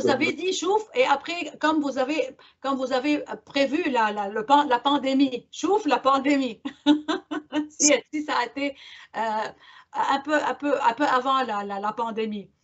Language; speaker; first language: French; non-native, local second language; Arabic